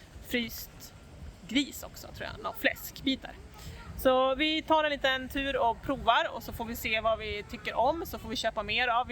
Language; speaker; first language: Swedish; native; Swedish